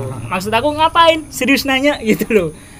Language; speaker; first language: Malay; non-native, local second language; Javanese